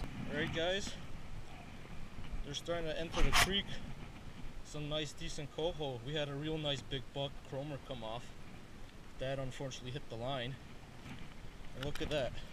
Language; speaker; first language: English; early bilingual, other home language; Polish